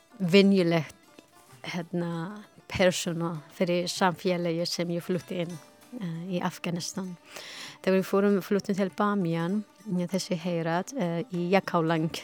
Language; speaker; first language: Icelandic; non-native, learner; Persian